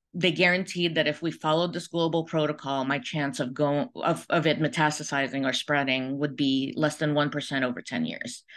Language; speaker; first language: English; early bilingual, other home language; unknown